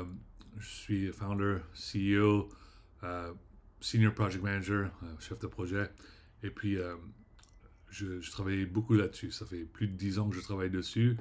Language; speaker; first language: French; early bilingual, heritage; French